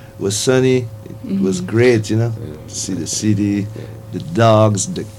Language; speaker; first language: English; non-native, fluent; Portuguese